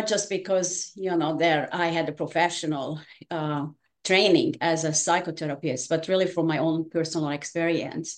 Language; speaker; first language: English; non-native, fluent; Hungarian